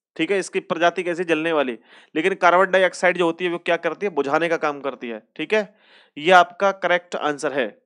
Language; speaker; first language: Hindi; native; Hindi